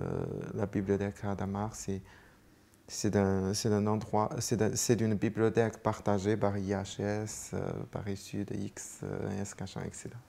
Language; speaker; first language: French; non-native, fluent; Chinese